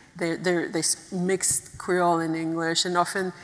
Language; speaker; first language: English; early bilingual, other home language; Haitian Creole